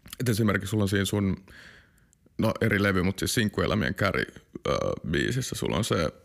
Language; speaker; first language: Finnish; native; Finnish